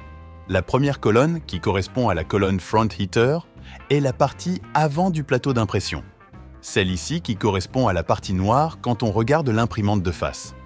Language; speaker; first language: French; native; French